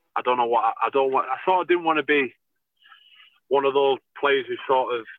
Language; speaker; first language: English; native; English